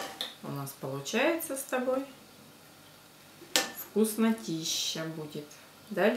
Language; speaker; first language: Russian; native; Russian